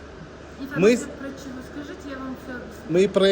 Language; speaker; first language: Russian; native; Russian